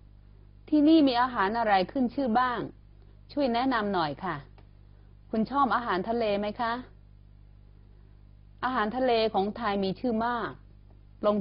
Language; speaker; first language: Thai; non-native, fluent; Chinese